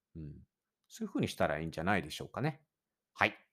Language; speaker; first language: Japanese; native; Japanese